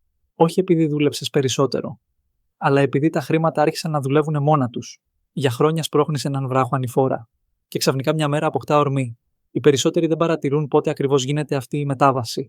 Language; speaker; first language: Greek; native; Greek